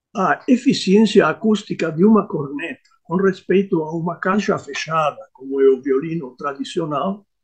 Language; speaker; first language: Portuguese; non-native, fluent; Hungarian